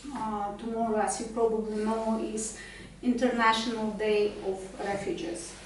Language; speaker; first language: English; non-native, fluent; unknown